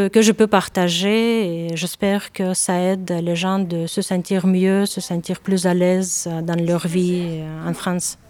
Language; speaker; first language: French; non-native, fluent; Ukrainian